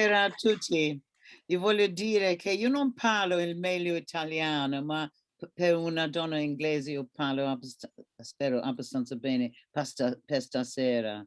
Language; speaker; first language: Italian; non-native, learner; English